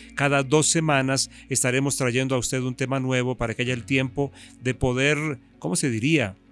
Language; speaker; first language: Spanish; native; Spanish